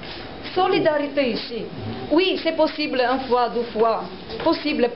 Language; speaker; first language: French; non-native, learner; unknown